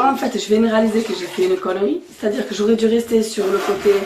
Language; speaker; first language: French; native; French